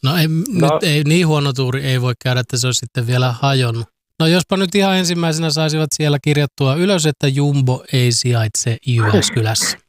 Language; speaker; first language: Finnish; native; Finnish